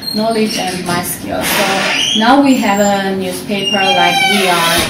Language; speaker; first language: English; non-native, learner; Armenian